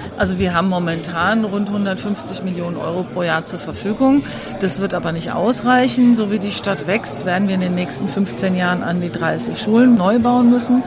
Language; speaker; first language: German; native; German